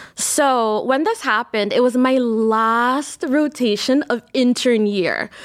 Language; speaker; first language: English; native; English